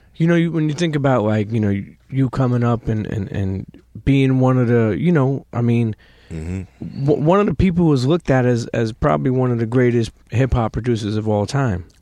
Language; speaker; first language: English; early bilingual, other home language; Italian